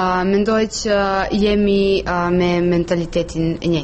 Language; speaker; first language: Albanian; non-native, learner; Serbian